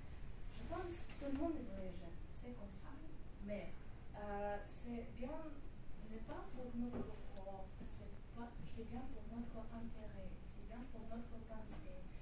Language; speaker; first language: French; non-native, learner; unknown